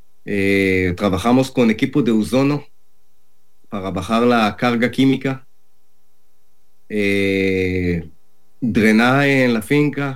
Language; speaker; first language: Spanish; non-native, learner; Hebrew